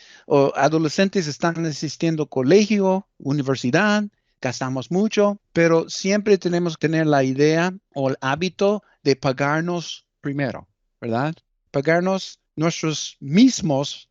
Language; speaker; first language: Spanish; early bilingual, heritage; Spanish